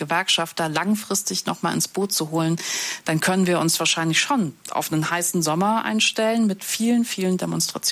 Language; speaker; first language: German; native; German